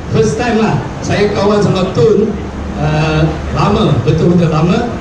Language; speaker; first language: Malay; non-native, local second language; Chinese